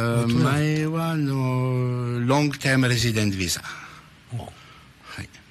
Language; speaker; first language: Japanese; non-native, learner; English